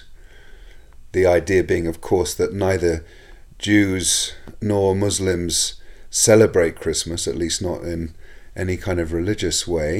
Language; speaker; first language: English; native; English